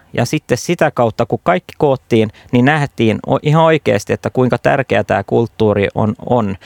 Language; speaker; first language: Finnish; non-native, local second language; Swedish